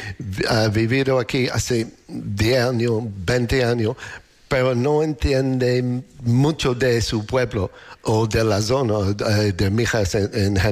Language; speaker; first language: Spanish; non-native, fluent; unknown